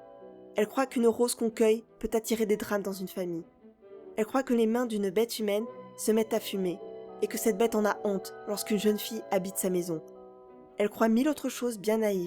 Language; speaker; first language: French; native; French